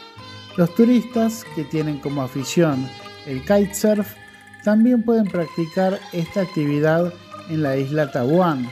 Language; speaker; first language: Spanish; non-native, fluent; Indonesian